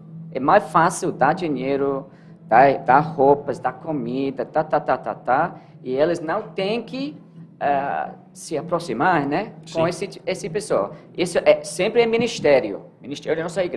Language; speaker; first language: Portuguese; non-native, learner; English